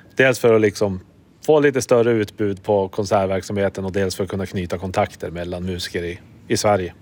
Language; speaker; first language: Swedish; native; Swedish